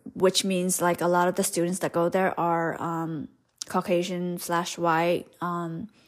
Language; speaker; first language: English; early bilingual, other home language; Hmong